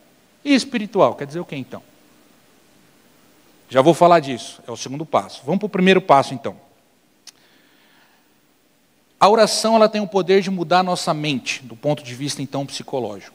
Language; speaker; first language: Portuguese; native; Portuguese